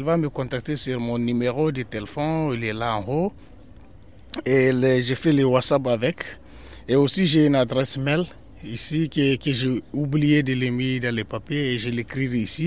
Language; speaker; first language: French; non-native, local second language; Tamasheq